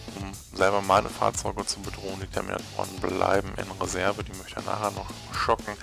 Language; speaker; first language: German; native; German